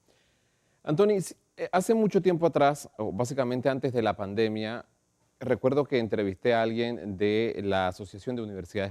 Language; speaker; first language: Spanish; native; Spanish